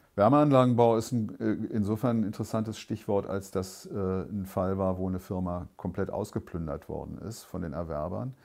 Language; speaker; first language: German; native; German